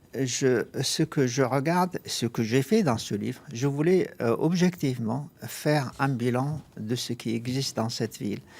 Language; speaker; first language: French; non-native, fluent; Arabic